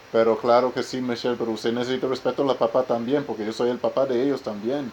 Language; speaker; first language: Spanish; non-native, learner; English